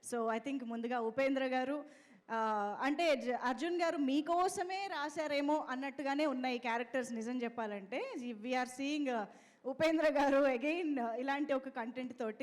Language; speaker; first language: Telugu; native; Telugu